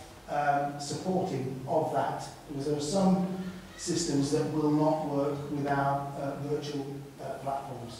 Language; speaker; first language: English; native; English